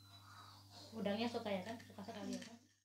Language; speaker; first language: Indonesian; non-native, learner; Spanish